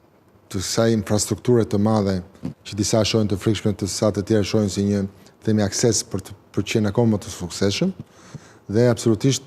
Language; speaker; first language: Albanian; native; Albanian